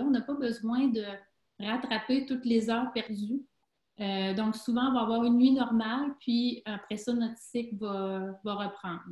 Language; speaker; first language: French; native; French